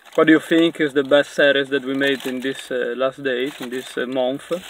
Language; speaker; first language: English; non-native, learner; Italian